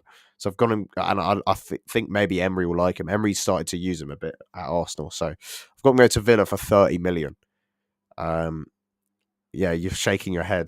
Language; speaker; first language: English; native; English